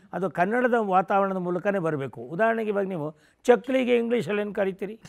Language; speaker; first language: Kannada; non-native, local second language; Tamil